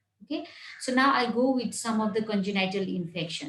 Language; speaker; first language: English; non-native, local second language; Nepali